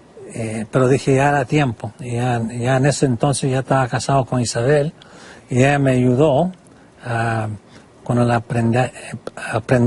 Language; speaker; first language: Spanish; non-native, fluent; English